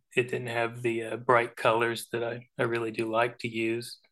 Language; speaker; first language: English; native; English